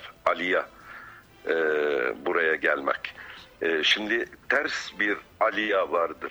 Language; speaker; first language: Turkish; non-native, fluent; Arabic